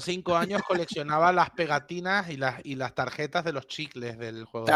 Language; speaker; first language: Spanish; native; Spanish